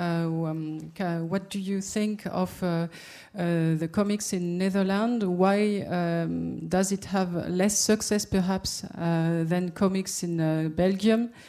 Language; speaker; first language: English; non-native, learner; French